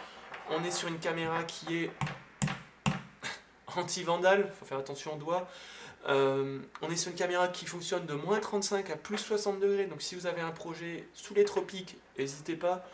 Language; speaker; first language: French; native; French